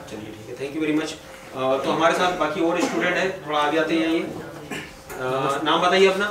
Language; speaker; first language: Hindi; native; Hindi